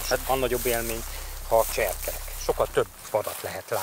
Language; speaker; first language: Hungarian; native; Hungarian